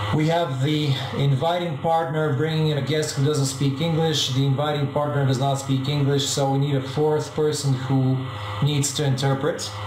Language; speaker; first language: English; non-native, fluent; Bulgarian